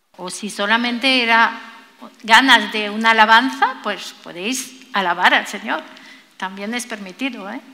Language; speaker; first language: Spanish; non-native, fluent; French